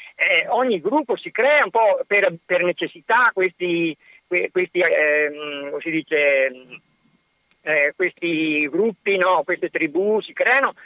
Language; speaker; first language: Italian; native; Italian